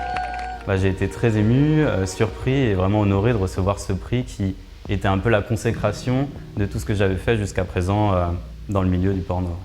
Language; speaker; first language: French; native; French